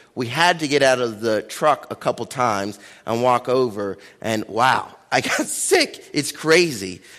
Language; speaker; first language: English; early bilingual, other home language; Akan